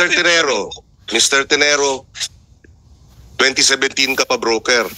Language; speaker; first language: Filipino; native; Filipino